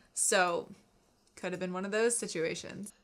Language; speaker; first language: English; native; English